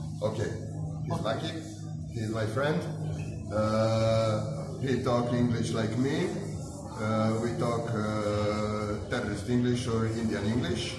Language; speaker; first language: English; non-native, learner; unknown